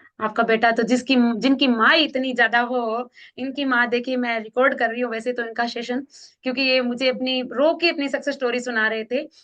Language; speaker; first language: Hindi; native; Hindi